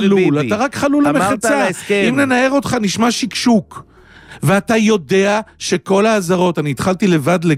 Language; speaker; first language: Hebrew; native; Hebrew